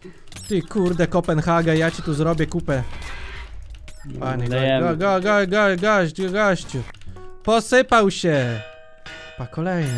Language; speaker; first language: Polish; native; Polish